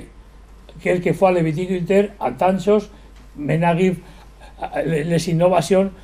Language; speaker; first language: French; non-native, learner; Spanish